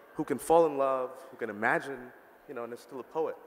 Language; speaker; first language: English; early bilingual, other home language; Bangla